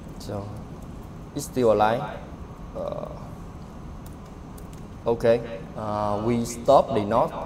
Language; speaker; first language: English; non-native, learner; Vietnamese